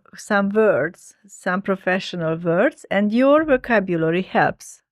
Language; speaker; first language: English; non-native, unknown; Hungarian